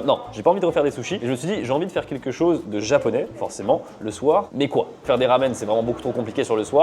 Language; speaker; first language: French; native; French